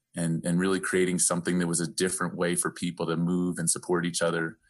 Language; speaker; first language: English; native; English